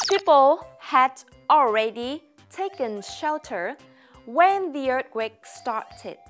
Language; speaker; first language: English; non-native, fluent; Vietnamese